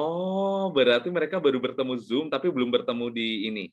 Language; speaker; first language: Indonesian; native; Indonesian